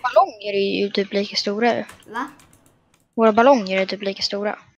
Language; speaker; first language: Swedish; native; Swedish